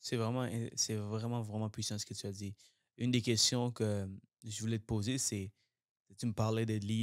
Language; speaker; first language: French; native; French